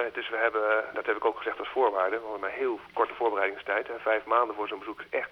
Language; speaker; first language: Dutch; native; Dutch